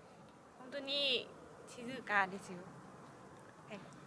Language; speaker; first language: Japanese; non-native, learner; Vietnamese